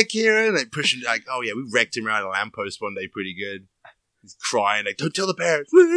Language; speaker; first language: English; native; English